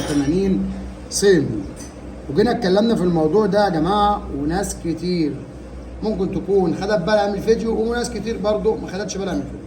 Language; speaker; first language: Arabic; native; Arabic